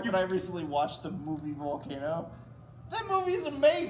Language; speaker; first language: English; native; English